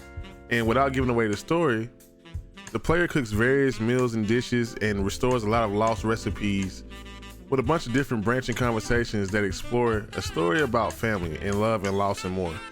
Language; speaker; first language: English; native; English